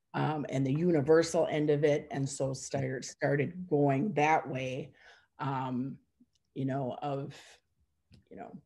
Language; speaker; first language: English; native; English